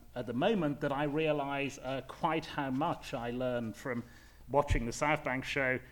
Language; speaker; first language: English; native; English